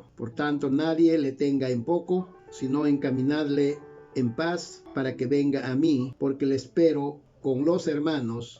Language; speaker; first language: Spanish; native; Spanish